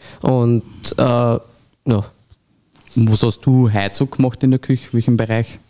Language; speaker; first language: German; native; German